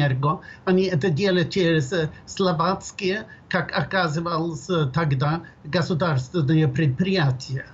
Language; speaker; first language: Russian; non-native, fluent; Swedish